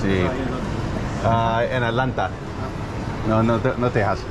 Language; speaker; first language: Spanish; non-native, learner; English